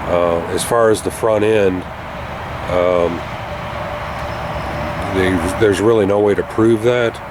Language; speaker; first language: English; native; English